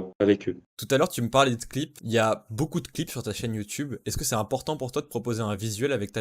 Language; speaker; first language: French; native; French